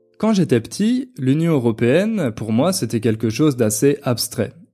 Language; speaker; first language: French; native; French